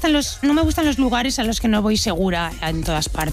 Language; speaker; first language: Spanish; native; Spanish